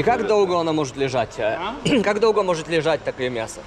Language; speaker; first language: Russian; non-native, learner; Polish